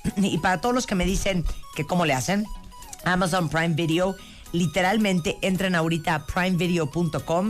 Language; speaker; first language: Spanish; native; Spanish